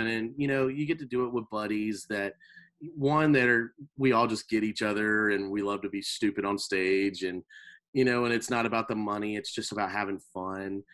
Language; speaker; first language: English; native; English